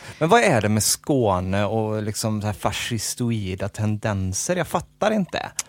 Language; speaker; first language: Swedish; native; Swedish